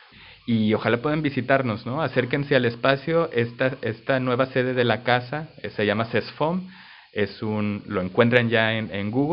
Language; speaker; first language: Spanish; native; Spanish